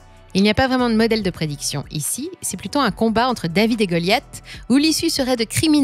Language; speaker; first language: French; native; French